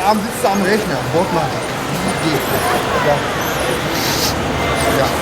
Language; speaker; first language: German; native; German